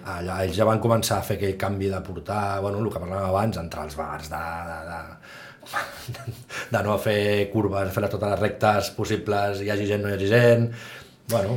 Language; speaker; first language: Catalan; native; Catalan